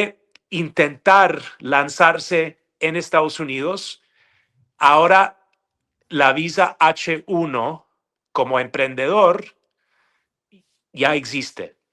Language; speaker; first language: Spanish; non-native, fluent; English